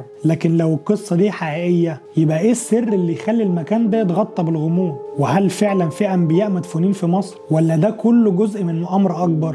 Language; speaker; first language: Arabic; native; Arabic